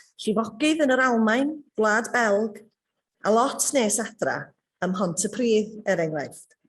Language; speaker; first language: Welsh; native; Welsh